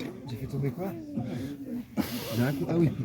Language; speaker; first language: French; native; French